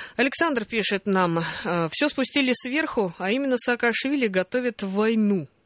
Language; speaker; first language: Russian; native; Russian